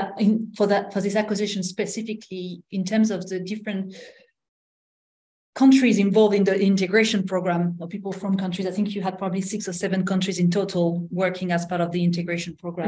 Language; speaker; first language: English; non-native, fluent; French